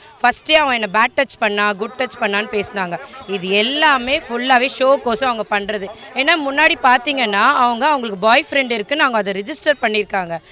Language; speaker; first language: Tamil; native; Tamil